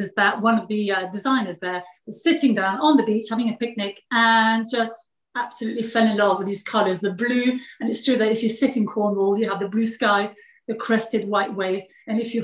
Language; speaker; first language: English; non-native, fluent; French